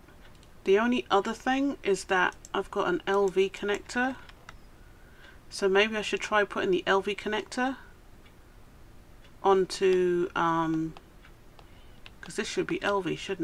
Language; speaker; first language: English; native; English